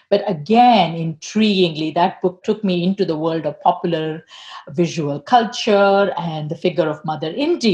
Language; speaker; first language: English; non-native, local second language; Tamil